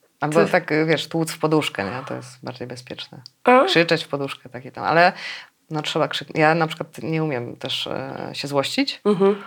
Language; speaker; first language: Polish; native; Polish